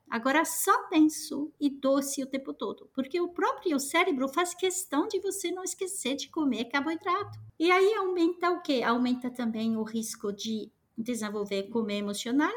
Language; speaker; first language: Portuguese; non-native, fluent; French